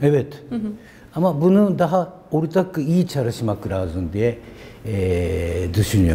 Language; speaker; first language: Turkish; non-native, learner; Japanese